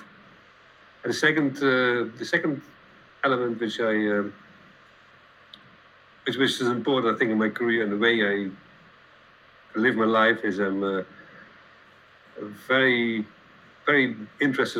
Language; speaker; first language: English; non-native, fluent; Dutch